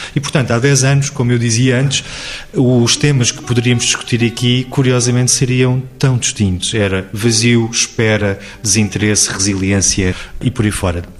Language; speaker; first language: Portuguese; native; Portuguese